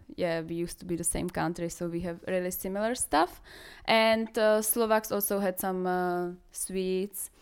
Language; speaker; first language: English; non-native, fluent; Czech